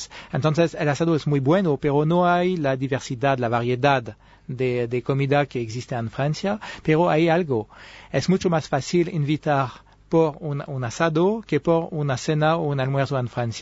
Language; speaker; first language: Spanish; non-native, fluent; French